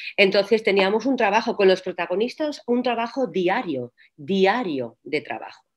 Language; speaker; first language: Spanish; native; Spanish